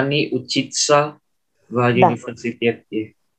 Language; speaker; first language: Russian; non-native, learner; Indonesian